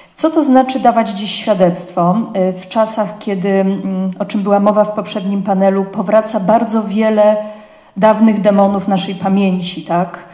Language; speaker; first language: Polish; native; Polish